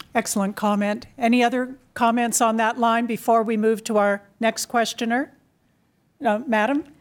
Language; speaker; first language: English; native; English